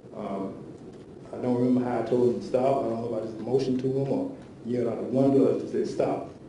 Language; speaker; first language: English; native; English